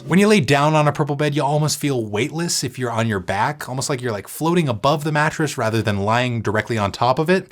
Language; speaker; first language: English; native; English